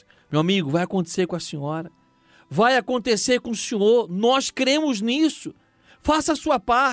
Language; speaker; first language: Portuguese; native; Portuguese